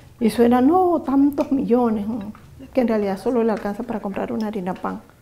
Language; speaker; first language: Spanish; native; Spanish